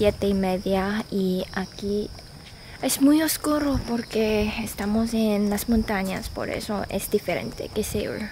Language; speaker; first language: Spanish; non-native, fluent; Korean